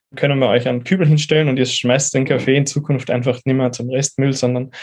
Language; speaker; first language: German; native; German